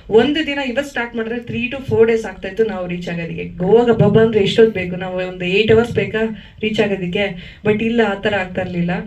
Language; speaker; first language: Kannada; native; Kannada